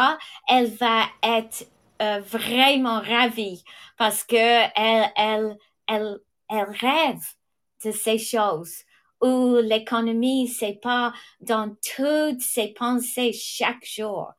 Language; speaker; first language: French; non-native, fluent; English